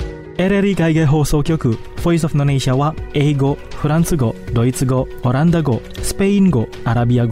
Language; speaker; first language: Japanese; non-native, fluent; Indonesian